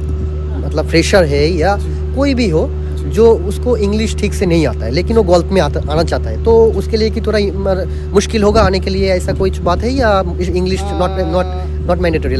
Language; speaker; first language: Hindi; non-native, local second language; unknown